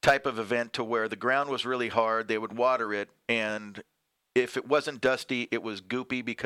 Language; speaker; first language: English; native; English